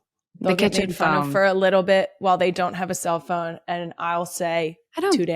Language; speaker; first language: English; native; English